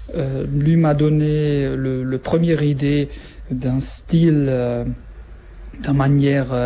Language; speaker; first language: French; non-native, learner; German